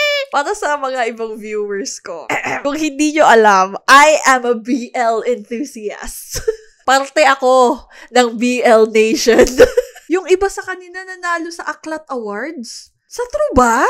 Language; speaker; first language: Filipino; native; Filipino